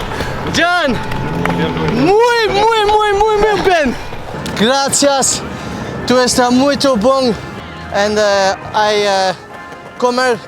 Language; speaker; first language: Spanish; non-native, learner; French